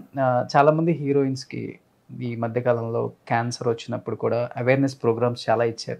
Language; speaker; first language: Telugu; native; Telugu